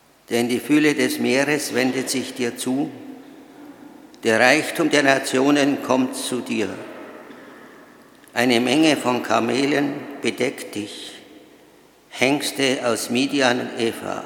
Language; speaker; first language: German; native; German